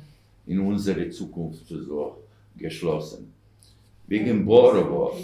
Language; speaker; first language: German; non-native, learner; Slovenian